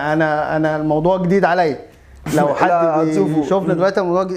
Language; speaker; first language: Arabic; native; Arabic